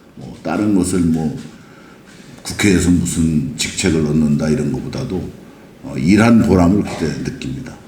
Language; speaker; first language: Korean; native; Korean